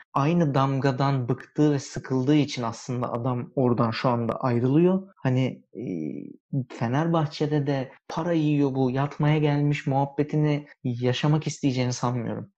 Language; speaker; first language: Turkish; early bilingual, heritage; Turkish